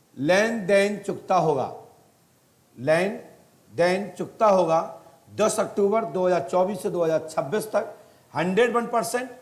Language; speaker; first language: Hindi; native; Hindi